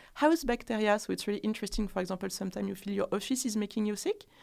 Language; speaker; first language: English; non-native, fluent; French